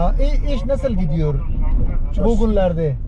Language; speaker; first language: Turkish; non-native, learner; Urdu